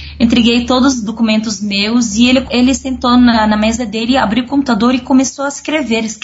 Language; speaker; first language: Portuguese; non-native, fluent; Arabic